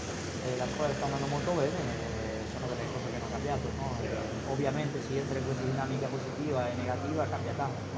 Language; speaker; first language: Italian; non-native, fluent; Spanish